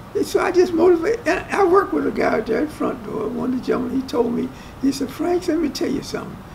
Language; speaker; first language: English; native; English